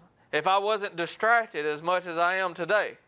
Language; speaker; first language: English; native; English